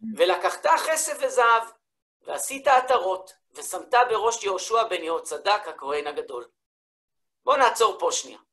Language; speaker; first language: Hebrew; early bilingual, other home language; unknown